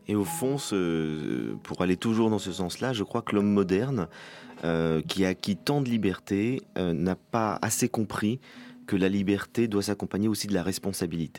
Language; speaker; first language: French; native; French